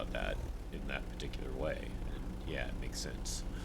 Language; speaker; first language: English; native; English